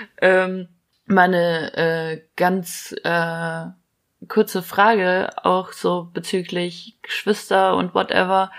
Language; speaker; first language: German; early bilingual, other home language; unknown